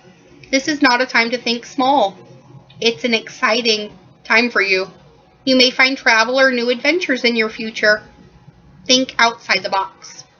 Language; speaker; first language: English; native; English